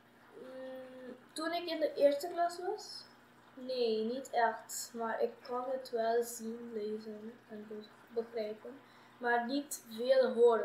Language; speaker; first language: Dutch; non-native, local second language; Papiamento